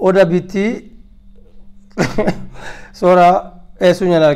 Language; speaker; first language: Turkish; non-native, learner; French